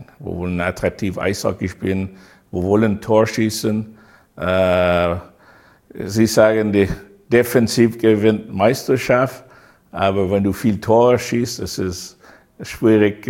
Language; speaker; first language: German; non-native, learner; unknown